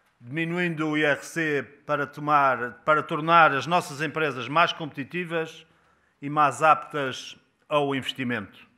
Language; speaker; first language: Portuguese; native; Portuguese